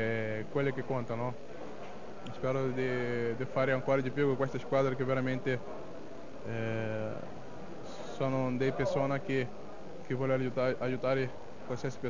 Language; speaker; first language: Italian; non-native, learner; Portuguese